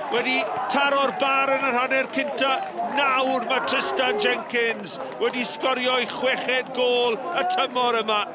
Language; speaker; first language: Welsh; native; Welsh